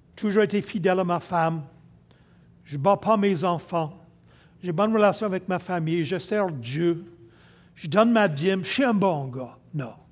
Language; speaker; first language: French; non-native, local second language; English